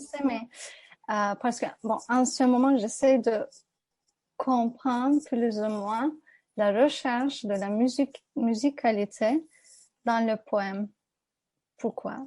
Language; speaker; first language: French; non-native, fluent; Turkish